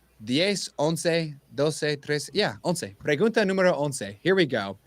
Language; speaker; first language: Spanish; non-native, learner; English